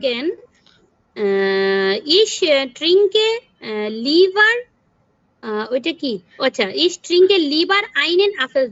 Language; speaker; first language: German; non-native, learner; Bangla